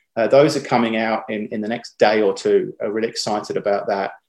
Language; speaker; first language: English; native; English